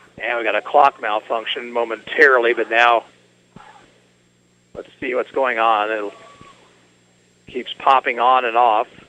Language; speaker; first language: English; native; English